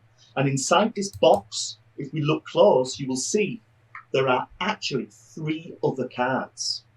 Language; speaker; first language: English; native; English